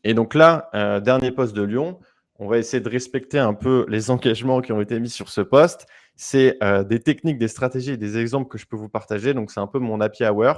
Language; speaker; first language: French; native; French